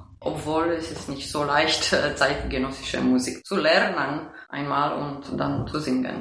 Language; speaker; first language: German; non-native, fluent; Romanian